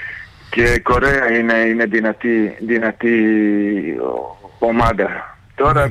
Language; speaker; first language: Greek; non-native, fluent; Serbian